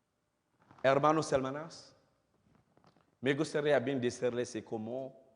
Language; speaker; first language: Spanish; non-native, fluent; Haitian Creole